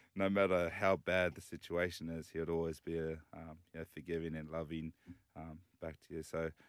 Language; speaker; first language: English; native; English